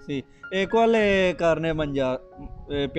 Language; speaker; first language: Italian; non-native, learner; Urdu